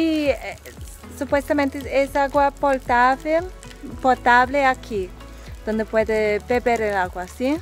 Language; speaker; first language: Spanish; non-native, learner; English